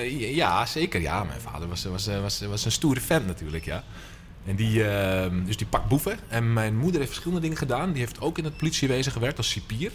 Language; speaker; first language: Dutch; native; Dutch